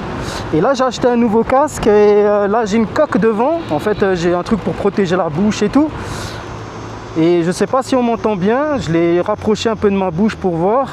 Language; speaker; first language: French; native; French